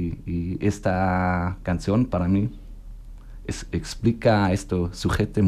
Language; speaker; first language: Spanish; non-native, learner; German